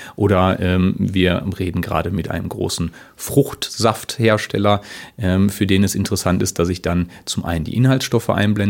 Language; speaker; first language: German; native; German